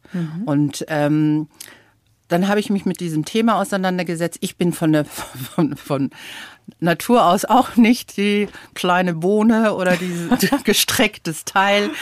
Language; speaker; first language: German; early bilingual, other home language; English